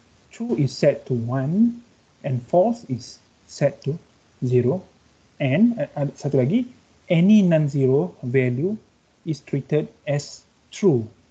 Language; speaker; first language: English; non-native, local second language; Malay